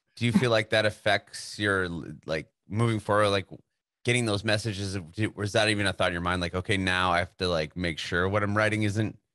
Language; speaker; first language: English; native; English